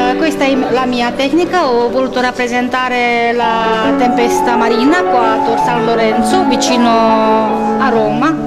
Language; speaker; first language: Italian; native; Italian